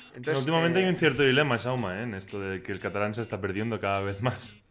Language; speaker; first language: Spanish; non-native, local second language; Catalan